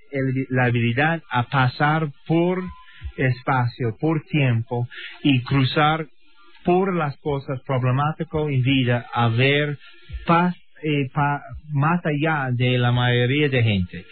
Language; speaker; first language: Spanish; non-native, learner; English